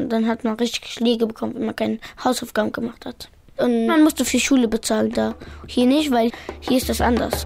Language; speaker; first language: German; early bilingual, other home language; Pashto